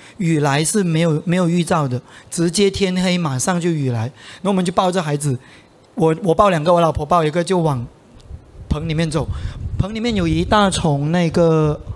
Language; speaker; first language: Chinese; native; Chinese